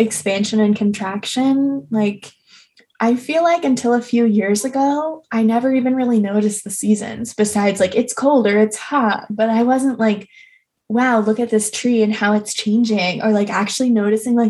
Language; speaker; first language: English; native; English